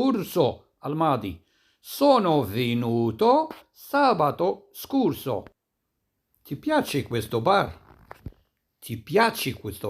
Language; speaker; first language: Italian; non-native, fluent; Arabic